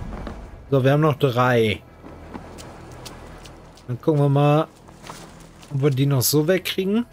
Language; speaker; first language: German; native; German